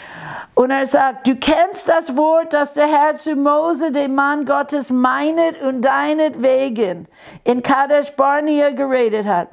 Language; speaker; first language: German; non-native, fluent; English